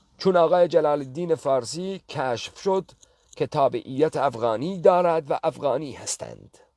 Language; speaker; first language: Persian; non-native, local second language; Kurdish